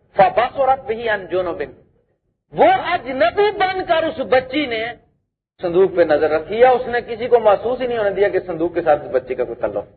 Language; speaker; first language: Urdu; non-native, local second language; Punjabi